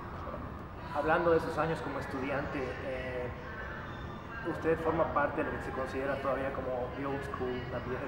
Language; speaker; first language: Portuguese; non-native, learner; Spanish